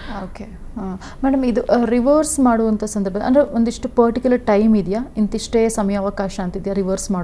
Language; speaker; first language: Kannada; native; Kannada